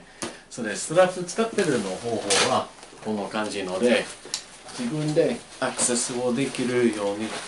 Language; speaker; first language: Japanese; non-native, learner; English